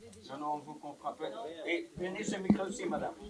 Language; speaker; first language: French; non-native, local second language; Dutch